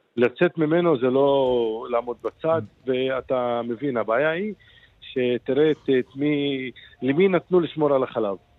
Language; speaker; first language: Hebrew; non-native, local second language; Arabic